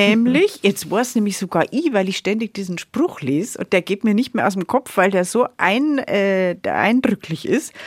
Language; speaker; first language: German; native; German